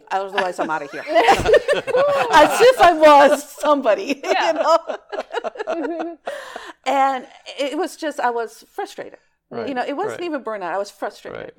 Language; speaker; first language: English; early bilingual, other home language; Greek